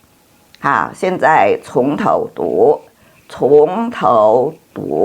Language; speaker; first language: Chinese; non-native, fluent; Indonesian